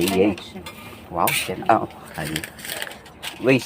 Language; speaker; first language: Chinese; non-native, learner; Filipino